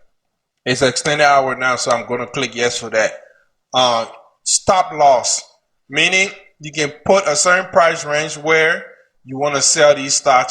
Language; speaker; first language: English; native; English